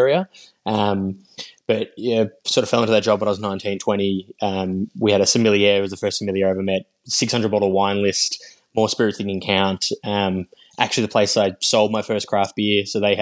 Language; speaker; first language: English; native; English